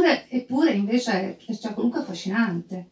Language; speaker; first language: Italian; native; Italian